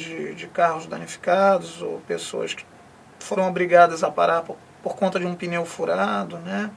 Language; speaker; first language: Portuguese; native; Portuguese